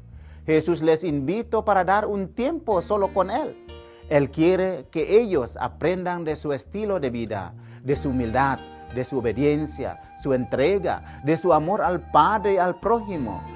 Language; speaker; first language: Spanish; non-native, fluent; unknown